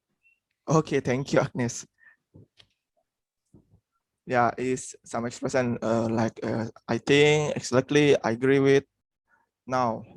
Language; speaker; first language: English; non-native, learner; Indonesian